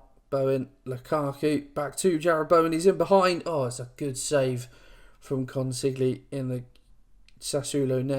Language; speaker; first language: English; native; English